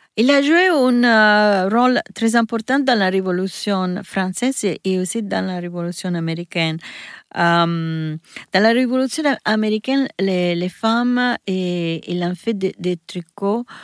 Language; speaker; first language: French; non-native, learner; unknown